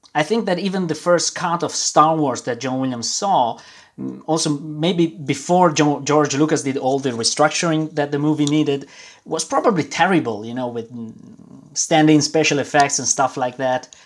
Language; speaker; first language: English; non-native, fluent; Italian